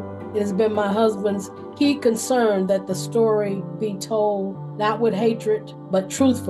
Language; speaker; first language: English; native; English